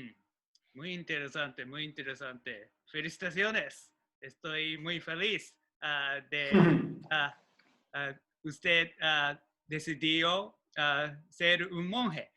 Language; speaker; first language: Spanish; non-native, learner; Japanese